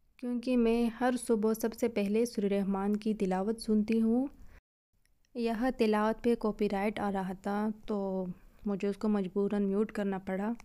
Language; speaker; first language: Urdu; native; Urdu